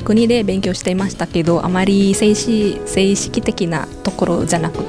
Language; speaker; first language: Japanese; non-native, fluent; Indonesian